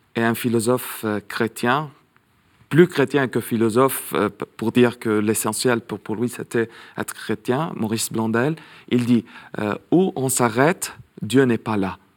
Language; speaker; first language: French; non-native, local second language; Arabic